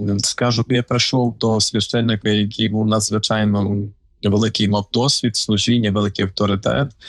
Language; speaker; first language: Ukrainian; native; Ukrainian